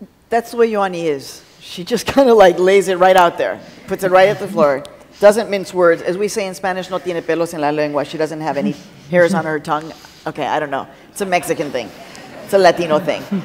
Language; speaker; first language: English; early bilingual, other home language; Spanish